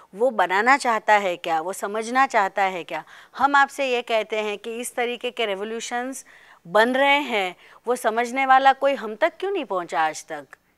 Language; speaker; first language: Hindi; non-native, local second language; Marathi